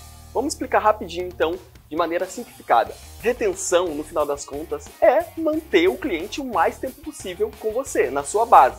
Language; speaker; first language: Portuguese; native; Portuguese